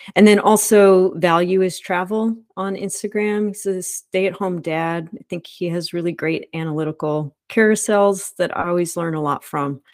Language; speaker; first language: English; native; English